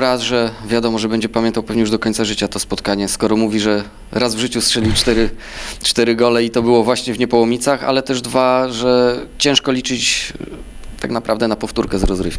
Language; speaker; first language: Polish; native; Polish